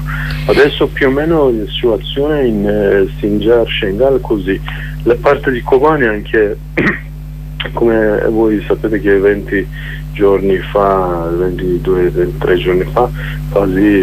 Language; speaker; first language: Italian; non-native, learner; Kurdish